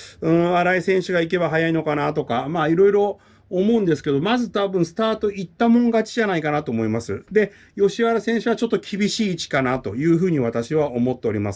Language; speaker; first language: Japanese; native; Japanese